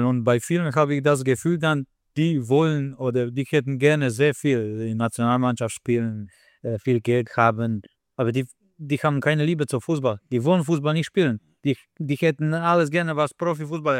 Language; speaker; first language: German; non-native, fluent; Slovenian